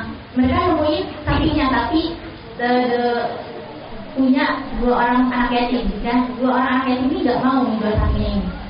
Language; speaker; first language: Indonesian; native; Indonesian